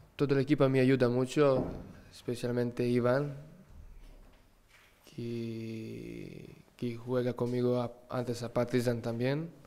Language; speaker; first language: Spanish; non-native, learner; Serbian